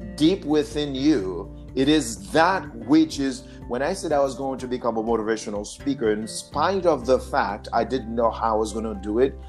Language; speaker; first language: English; non-native, fluent; Haitian Creole